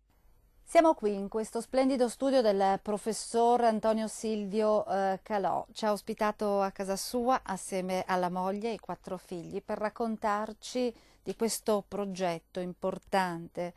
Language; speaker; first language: Italian; native; Italian